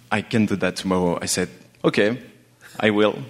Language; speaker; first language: English; non-native, learner; French